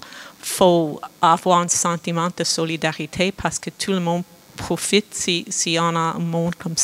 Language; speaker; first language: French; non-native, fluent; English